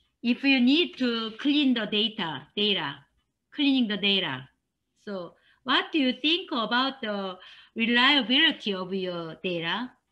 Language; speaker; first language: English; non-native, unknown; Korean